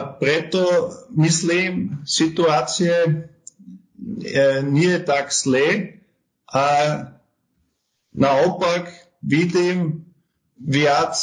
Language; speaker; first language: Slovak; non-native, learner; German